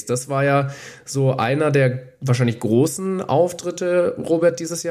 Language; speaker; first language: German; native; German